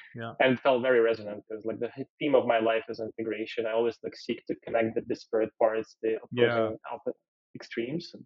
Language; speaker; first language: English; early bilingual, other home language; Ukrainian